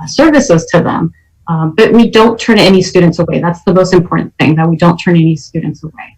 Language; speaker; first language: English; native; English